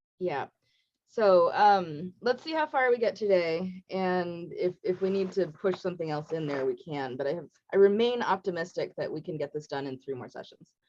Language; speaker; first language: English; native; English